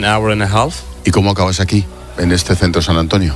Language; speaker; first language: Spanish; native; Spanish